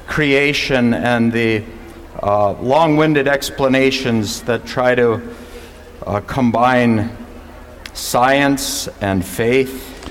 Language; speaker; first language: English; native; English